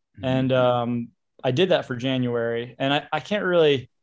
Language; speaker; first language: English; native; English